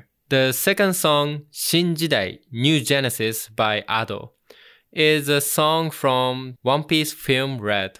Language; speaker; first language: English; non-native, fluent; Japanese